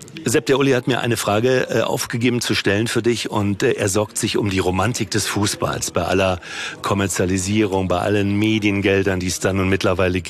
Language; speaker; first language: German; native; German